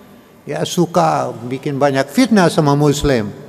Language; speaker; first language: Indonesian; non-native, learner; English